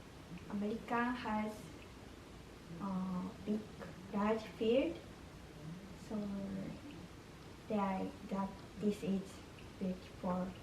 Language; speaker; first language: English; non-native, learner; Japanese